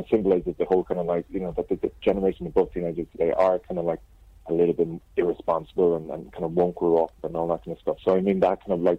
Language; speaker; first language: English; native; English